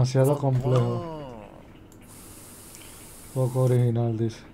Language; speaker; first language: Spanish; native; Spanish